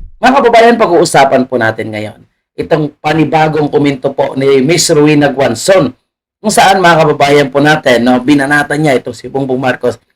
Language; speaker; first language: Filipino; native; Filipino